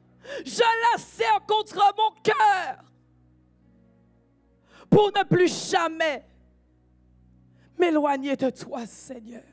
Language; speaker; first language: French; native; French